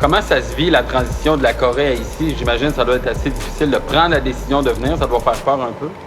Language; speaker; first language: French; native; French